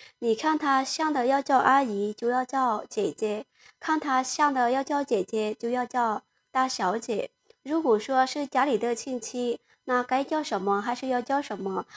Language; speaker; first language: Chinese; non-native, fluent; Lao